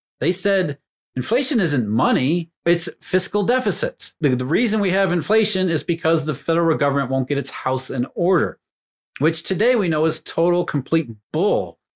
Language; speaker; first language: English; native; English